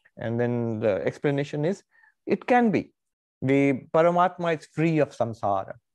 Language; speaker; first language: English; non-native, local second language; Bangla